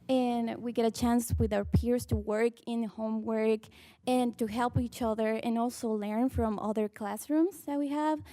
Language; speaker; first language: English; early bilingual, other home language; Spanish